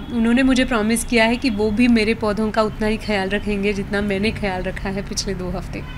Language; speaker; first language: Hindi; non-native, local second language; Marathi